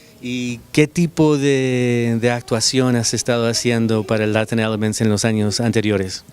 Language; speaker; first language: Spanish; native; Spanish